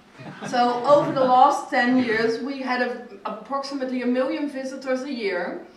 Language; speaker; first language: English; non-native, fluent; Dutch